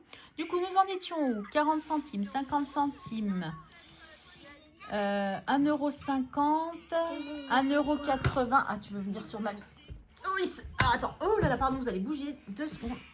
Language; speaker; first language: French; native; French